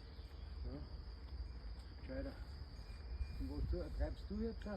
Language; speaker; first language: German; native; German